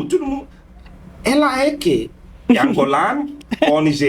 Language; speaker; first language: Portuguese; non-native, fluent; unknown